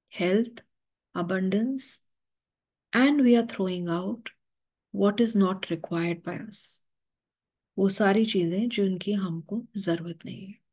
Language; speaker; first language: Hindi; native; Hindi